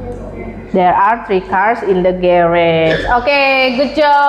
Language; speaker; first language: English; non-native, learner; Indonesian